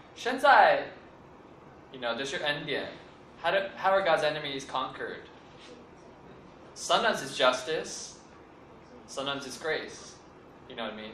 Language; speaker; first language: English; native; English